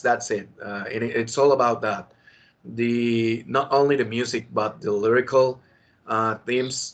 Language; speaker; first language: English; non-native, fluent; Spanish